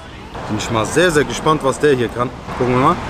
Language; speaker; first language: German; non-native, local second language; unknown